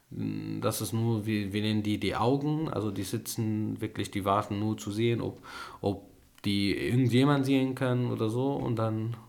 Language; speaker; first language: German; non-native, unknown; Arabic